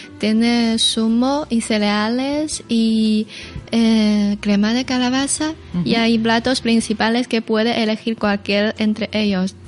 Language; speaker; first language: Spanish; non-native, learner; Chinese